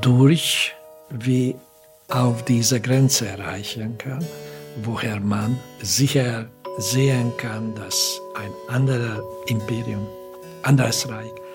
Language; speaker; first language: German; non-native, fluent; Hungarian